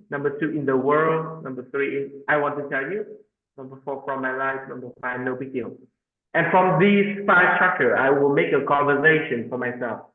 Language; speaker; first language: English; non-native, fluent; Vietnamese